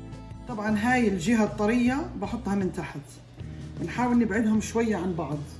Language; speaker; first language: Arabic; native; Arabic